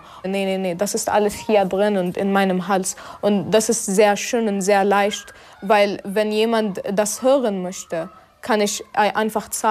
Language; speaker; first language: German; non-native, learner; Arabic